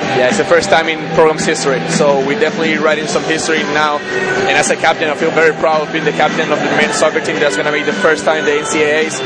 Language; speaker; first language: English; non-native, fluent; Spanish